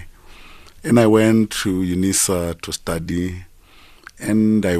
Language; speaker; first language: English; non-native, local second language; Northern Sotho